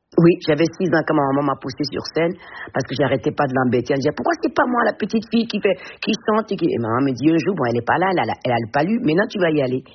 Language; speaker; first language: French; non-native, local second language; Fon